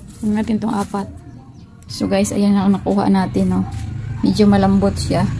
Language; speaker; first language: Filipino; native; Filipino